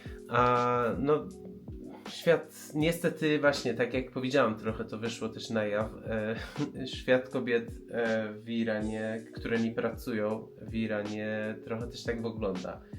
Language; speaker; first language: Polish; non-native, fluent; Persian